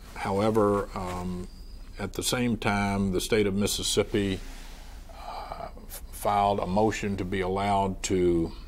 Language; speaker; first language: English; native; English